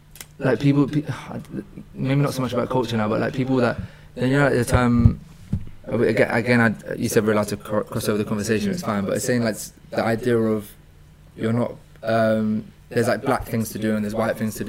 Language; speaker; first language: English; native; English